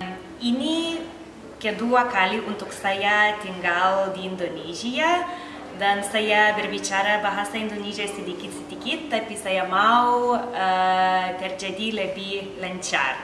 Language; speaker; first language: Indonesian; non-native, learner; Lithuanian